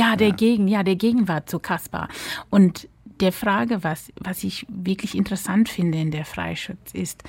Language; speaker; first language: German; non-native, fluent; English